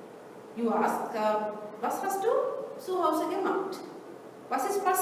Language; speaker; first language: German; non-native, fluent; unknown